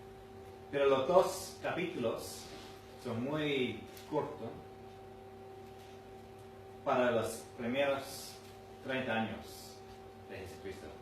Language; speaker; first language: Spanish; non-native, fluent; English